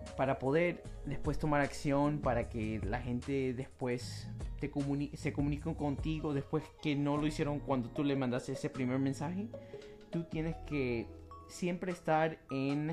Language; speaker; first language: Spanish; early bilingual, heritage; Spanish